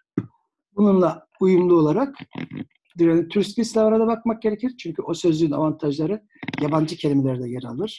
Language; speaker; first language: Turkish; native; Turkish